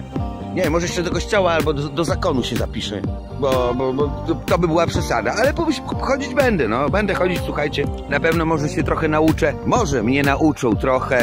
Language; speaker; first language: Polish; native; Polish